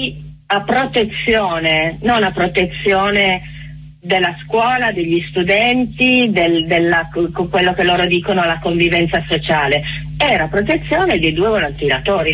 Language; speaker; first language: Italian; native; Italian